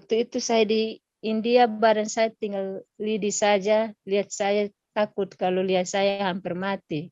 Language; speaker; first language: Indonesian; non-native, local second language; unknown